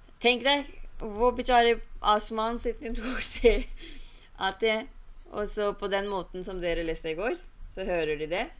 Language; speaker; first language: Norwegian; early bilingual, other home language; Urdu